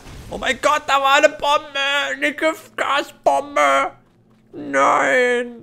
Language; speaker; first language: German; native; German